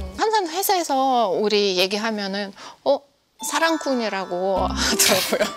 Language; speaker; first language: Korean; non-native, fluent; Russian